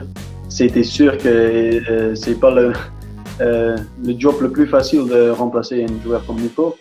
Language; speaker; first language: French; non-native, fluent; Dutch